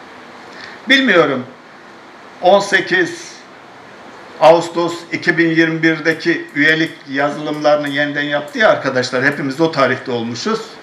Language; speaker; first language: Turkish; native; Turkish